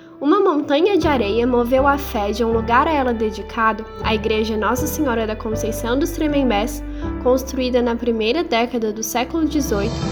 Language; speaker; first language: Portuguese; native; Portuguese